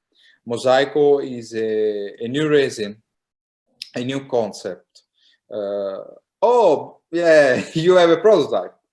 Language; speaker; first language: English; non-native, learner; Italian